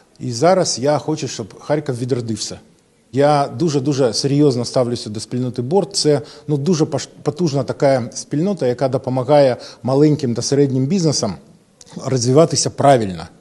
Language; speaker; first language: Ukrainian; non-native, local second language; Russian